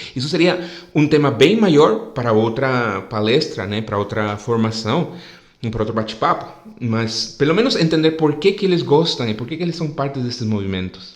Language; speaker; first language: Portuguese; non-native, fluent; Spanish